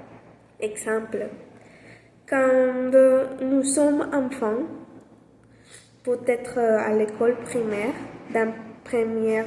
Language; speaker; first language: French; non-native, learner; Spanish